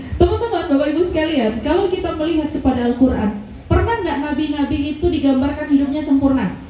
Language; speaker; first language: Indonesian; native; Indonesian